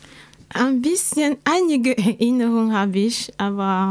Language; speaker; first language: German; non-native, learner; French